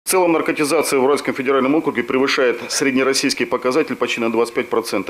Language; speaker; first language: Russian; native; Russian